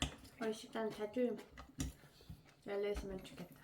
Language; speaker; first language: Korean; non-native, learner; Russian